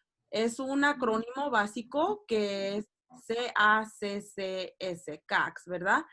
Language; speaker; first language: Spanish; early bilingual, heritage; Spanish